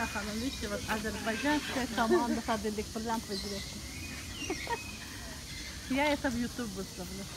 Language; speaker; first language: Russian; non-native, fluent; Azerbaijani